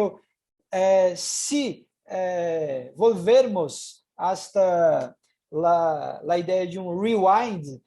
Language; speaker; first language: Spanish; non-native, fluent; Portuguese